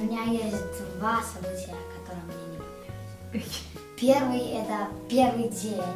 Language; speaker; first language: Russian; early bilingual, heritage; Russian